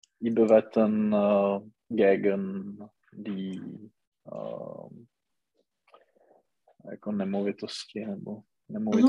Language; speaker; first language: German; non-native, learner; Czech